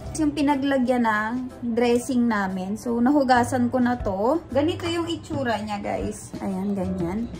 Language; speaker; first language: Filipino; native; Filipino